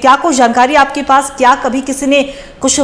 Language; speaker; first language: Hindi; native; Hindi